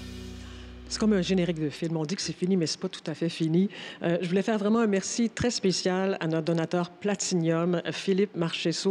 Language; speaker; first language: French; native; French